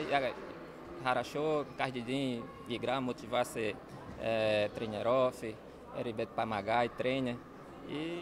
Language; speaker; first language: Russian; non-native, learner; Portuguese